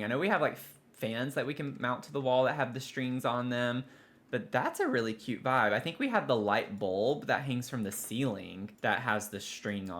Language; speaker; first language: English; native; English